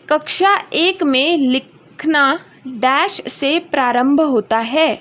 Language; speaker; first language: Hindi; non-native, local second language; Marathi